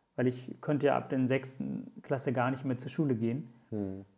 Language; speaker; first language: German; non-native, fluent; Tamil